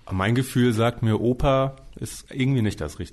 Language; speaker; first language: German; native; German